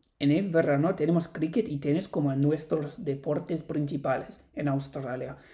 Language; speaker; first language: Spanish; non-native, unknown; English